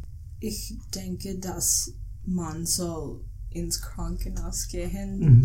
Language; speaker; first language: German; non-native, learner; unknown